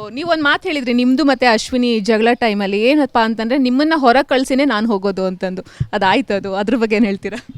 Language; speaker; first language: Kannada; native; Kannada